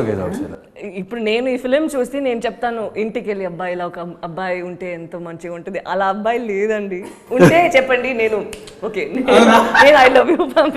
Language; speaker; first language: Telugu; non-native, learner; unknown